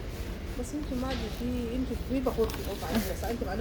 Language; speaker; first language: Arabic; native; Arabic